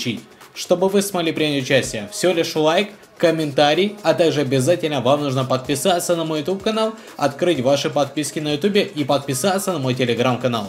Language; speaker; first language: Russian; native; Russian